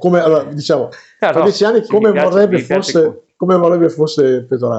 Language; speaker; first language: Italian; native; Italian